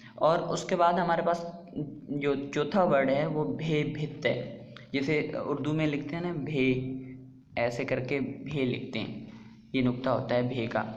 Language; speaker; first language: Urdu; non-native, local second language; Sindhi